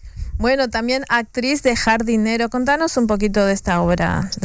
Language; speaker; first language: Spanish; native; Spanish